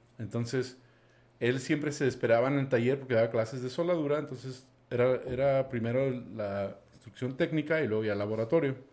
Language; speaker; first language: Spanish; non-native, fluent; English